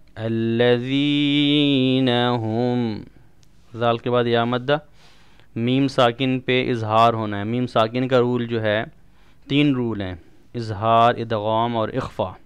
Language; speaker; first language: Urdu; non-native, local second language; Punjabi